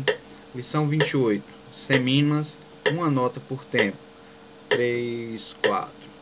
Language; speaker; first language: Portuguese; native; Portuguese